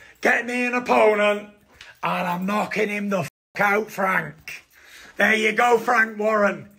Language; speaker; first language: English; native; English